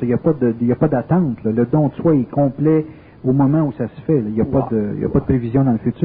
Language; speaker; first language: French; native; French